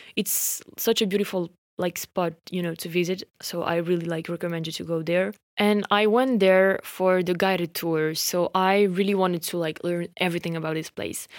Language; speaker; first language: English; non-native, fluent; French